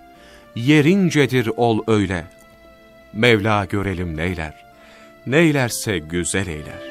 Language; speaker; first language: Turkish; native; Turkish